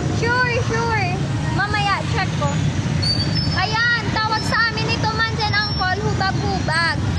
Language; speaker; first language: Filipino; non-native, local second language; Hiligaynon